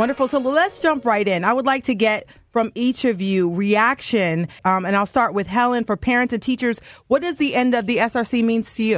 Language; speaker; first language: English; native; English